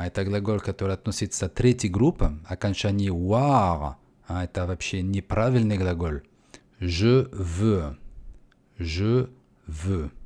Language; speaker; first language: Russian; non-native, learner; French